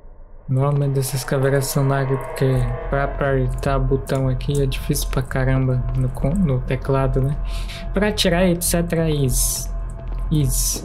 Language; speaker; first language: Portuguese; native; Portuguese